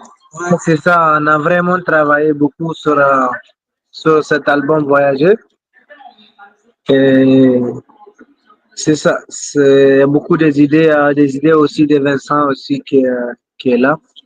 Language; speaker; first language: French; non-native, local second language; Tamasheq